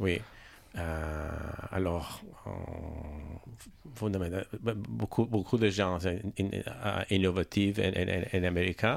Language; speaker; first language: French; non-native, learner; Italian